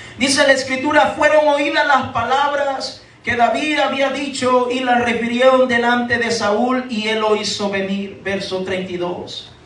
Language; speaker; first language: Spanish; native; Spanish